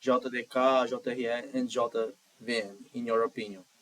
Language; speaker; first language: English; non-native, learner; Portuguese